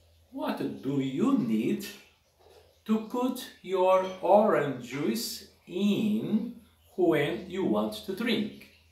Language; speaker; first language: English; non-native, fluent; Portuguese